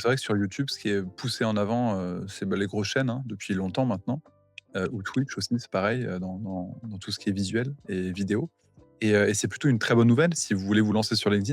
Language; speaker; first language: French; native; French